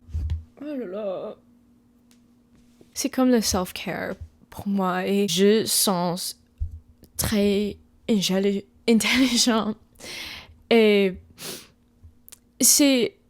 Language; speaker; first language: French; non-native, learner; English